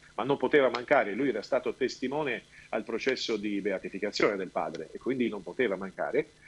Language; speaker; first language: Italian; non-native, fluent; Albanian